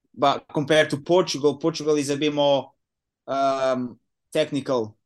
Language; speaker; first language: English; non-native, fluent; Portuguese